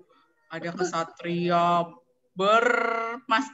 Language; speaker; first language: Indonesian; native; Indonesian